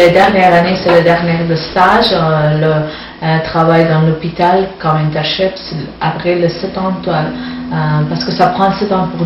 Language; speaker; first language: French; non-native, learner; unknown